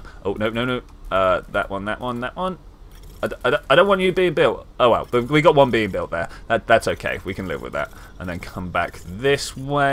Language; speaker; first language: English; native; English